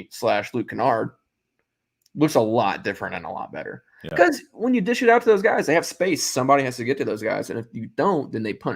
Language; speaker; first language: English; native; English